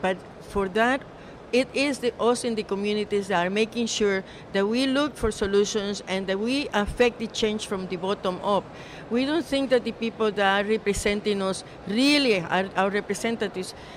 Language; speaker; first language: English; non-native, fluent; Spanish